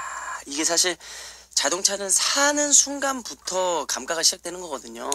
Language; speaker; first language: Korean; native; Korean